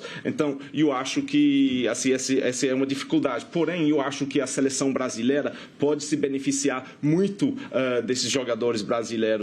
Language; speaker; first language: Portuguese; non-native, fluent; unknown